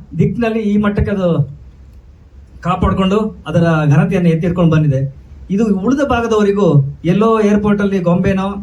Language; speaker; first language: Kannada; native; Kannada